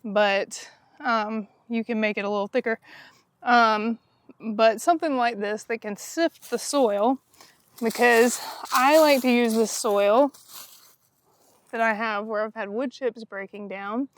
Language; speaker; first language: English; native; English